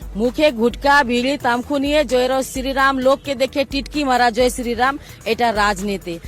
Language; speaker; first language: Bangla; non-native, local second language; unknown